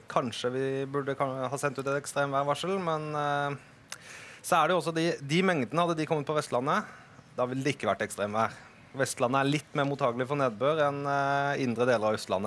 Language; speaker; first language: Norwegian; native; Norwegian